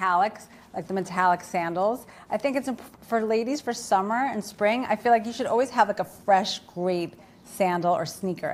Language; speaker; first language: English; native; English